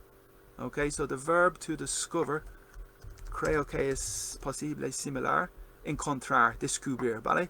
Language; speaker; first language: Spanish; non-native, learner; English